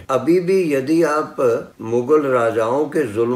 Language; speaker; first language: Hindi; non-native, local second language; Punjabi